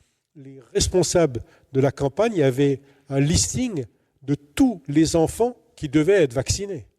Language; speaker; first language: French; native; French